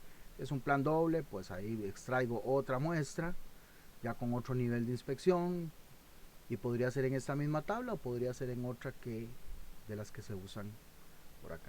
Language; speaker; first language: Spanish; native; Spanish